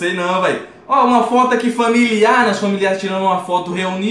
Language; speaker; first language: Portuguese; native; Portuguese